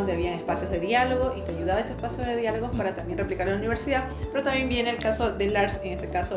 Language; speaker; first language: Spanish; native; Spanish